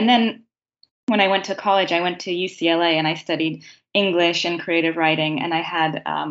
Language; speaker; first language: English; native; English